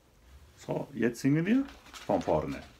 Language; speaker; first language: German; non-native, fluent; Japanese